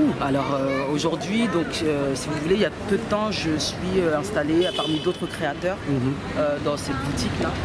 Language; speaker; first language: French; early bilingual, other home language; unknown